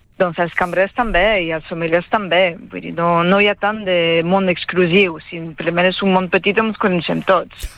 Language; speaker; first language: Catalan; non-native, fluent; French